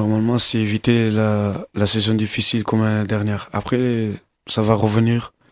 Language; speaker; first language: French; non-native, learner; Kabuverdianu